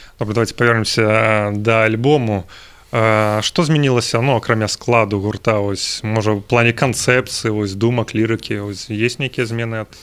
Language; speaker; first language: Belarusian; non-native, local second language; Russian